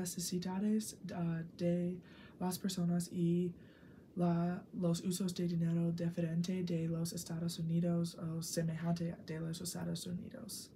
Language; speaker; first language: Spanish; non-native, learner; English